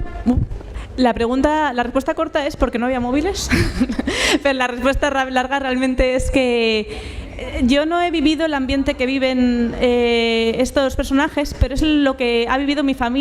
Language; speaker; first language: Spanish; native; Spanish